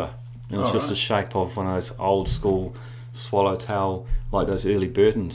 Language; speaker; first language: English; native; English